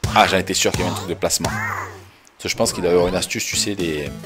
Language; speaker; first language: French; native; French